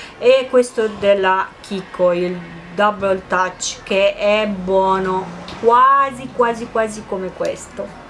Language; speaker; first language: Italian; non-native, fluent; Romanian